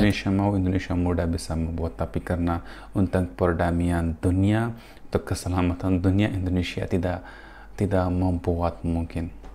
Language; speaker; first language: Indonesian; non-native, fluent; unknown